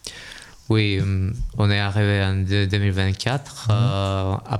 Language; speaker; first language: French; non-native, fluent; Russian